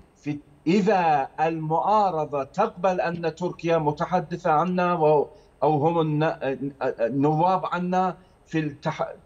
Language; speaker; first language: Arabic; non-native, fluent; Turkish